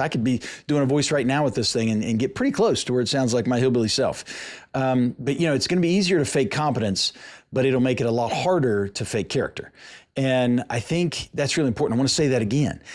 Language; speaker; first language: English; native; English